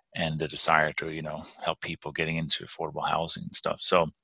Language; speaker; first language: English; non-native, fluent; Danish